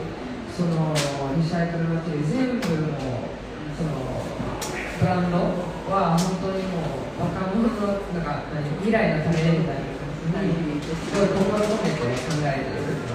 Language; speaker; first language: Japanese; early bilingual, heritage; Japanese